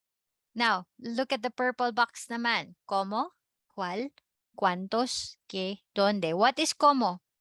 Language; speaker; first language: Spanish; non-native, fluent; Filipino